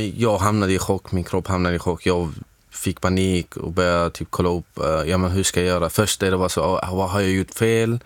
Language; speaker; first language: Swedish; non-native, fluent; Arabic